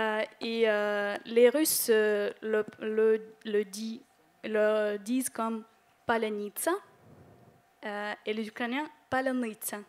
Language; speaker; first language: French; non-native, fluent; Ukrainian